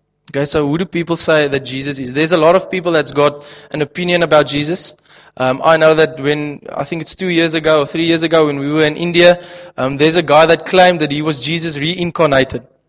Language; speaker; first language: English; non-native, local second language; Afrikaans